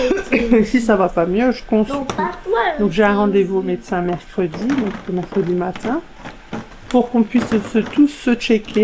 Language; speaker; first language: French; native; French